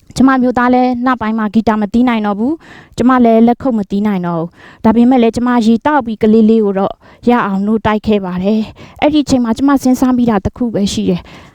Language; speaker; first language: Burmese; non-native, local second language; Shan